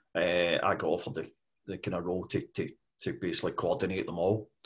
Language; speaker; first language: English; native; English